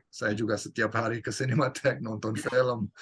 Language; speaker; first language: Indonesian; non-native, fluent; English